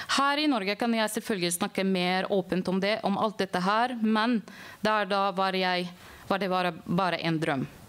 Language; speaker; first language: Norwegian; non-native, fluent; Arabic